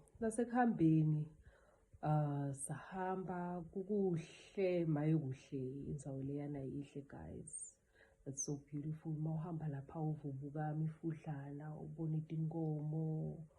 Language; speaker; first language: Zulu; non-native, local second language; Swati